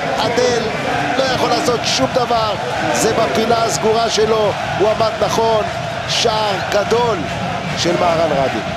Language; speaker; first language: Hebrew; native; Hebrew